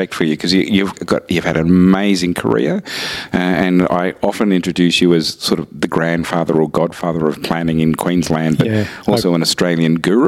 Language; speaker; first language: English; native; English